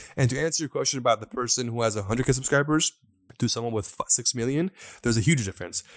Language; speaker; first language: English; non-native, fluent; Persian